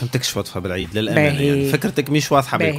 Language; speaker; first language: Arabic; native; Arabic